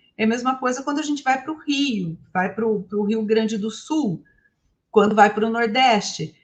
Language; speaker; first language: Portuguese; native; Portuguese